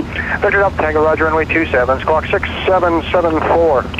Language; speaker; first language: English; native; English